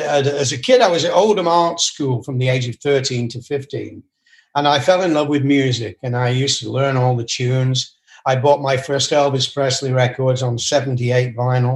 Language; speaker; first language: English; native; English